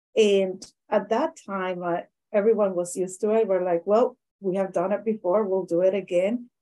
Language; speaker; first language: English; non-native, fluent; Spanish